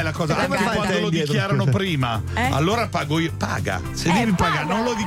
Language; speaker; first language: Italian; native; Italian